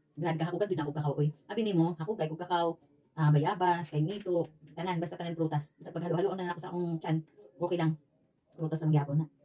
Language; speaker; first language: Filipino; non-native, local second language; Cebuano